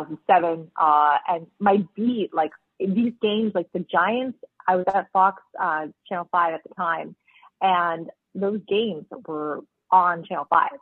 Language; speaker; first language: English; early bilingual, other home language; Spanish